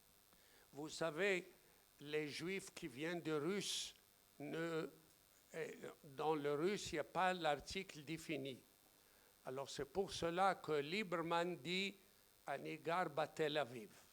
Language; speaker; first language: French; non-native, fluent; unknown